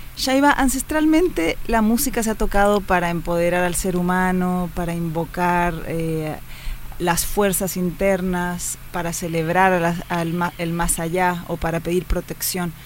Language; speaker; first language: Spanish; native; Spanish